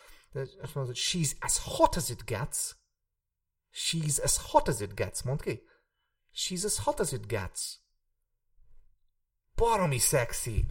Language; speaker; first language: English; non-native, fluent; Hungarian